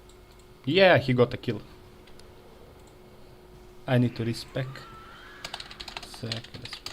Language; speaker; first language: English; non-native, fluent; Serbian